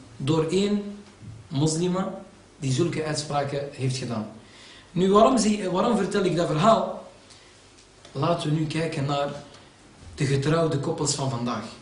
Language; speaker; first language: Dutch; early bilingual, other home language; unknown